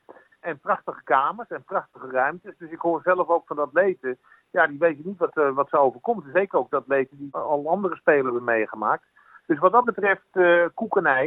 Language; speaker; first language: Dutch; native; Dutch